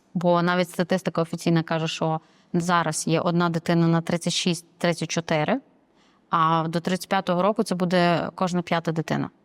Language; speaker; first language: Ukrainian; native; Ukrainian